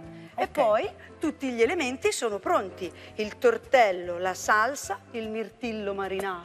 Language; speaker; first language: Italian; native; Italian